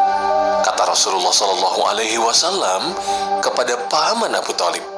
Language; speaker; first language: Indonesian; native; Indonesian